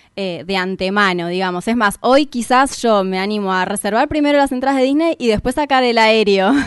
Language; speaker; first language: Spanish; native; Spanish